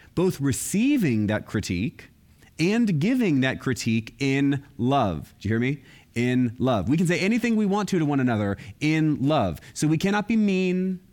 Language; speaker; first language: English; native; English